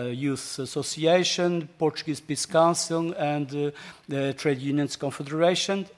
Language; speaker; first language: English; non-native, fluent; Portuguese